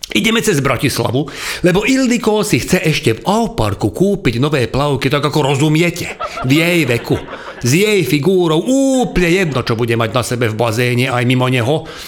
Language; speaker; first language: Slovak; non-native, local second language; Hungarian